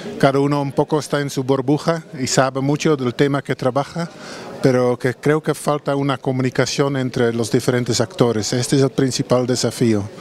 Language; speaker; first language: Spanish; non-native, fluent; Dutch